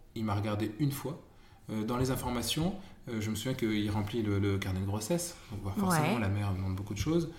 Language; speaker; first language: French; native; French